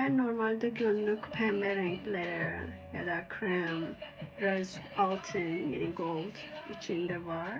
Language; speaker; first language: Turkish; non-native, learner; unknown